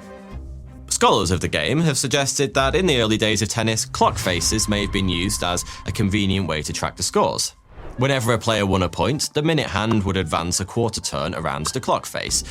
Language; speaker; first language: English; native; English